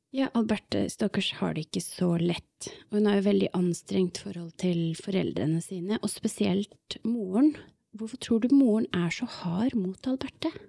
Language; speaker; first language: Norwegian; native; Norwegian